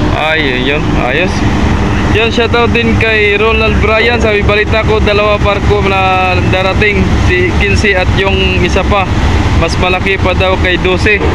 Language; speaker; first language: Filipino; non-native, local second language; Cebuano